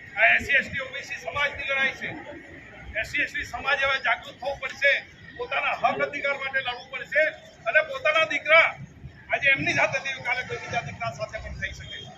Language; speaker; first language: Gujarati; native; Gujarati